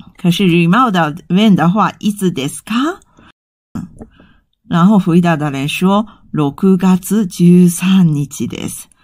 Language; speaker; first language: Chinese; non-native, fluent; Japanese